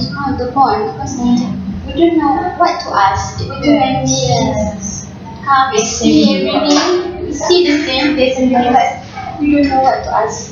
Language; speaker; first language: English; non-native, learner; Malay